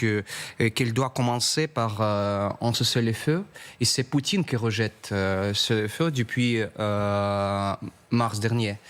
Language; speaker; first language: French; non-native, fluent; Russian